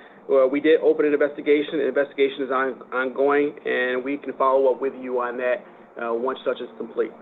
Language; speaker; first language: English; native; English